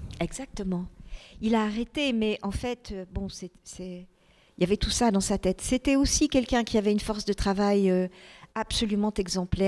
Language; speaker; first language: French; native; French